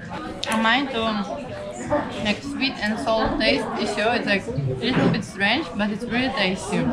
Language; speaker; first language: English; non-native, learner; Ukrainian